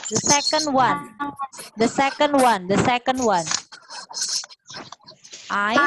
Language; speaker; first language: English; non-native, fluent; Indonesian